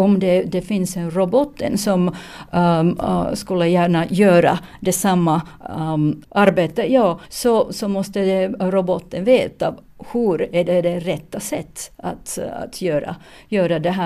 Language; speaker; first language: Swedish; non-native, learner; Finnish